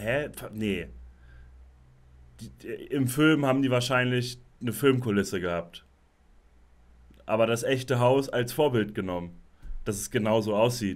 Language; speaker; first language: German; native; German